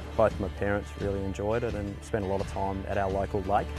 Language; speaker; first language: English; native; English